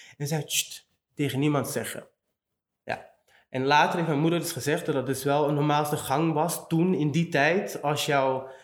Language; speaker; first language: Dutch; early bilingual, other home language; Romany